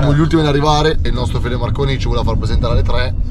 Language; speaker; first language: Italian; native; Italian